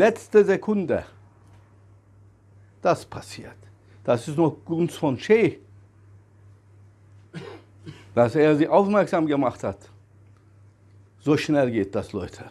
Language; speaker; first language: German; non-native, fluent; Turkish